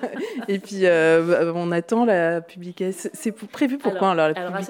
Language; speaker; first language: French; native; French